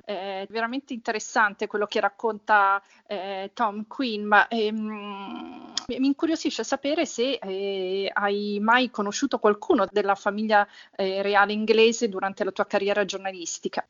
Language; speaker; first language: Italian; native; Italian